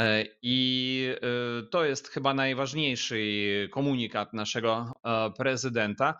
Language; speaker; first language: Polish; non-native, fluent; Ukrainian